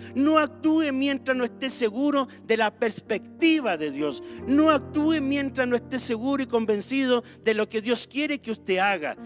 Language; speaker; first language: Spanish; native; Spanish